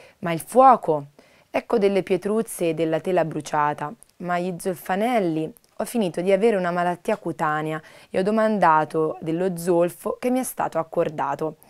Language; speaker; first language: Italian; native; Italian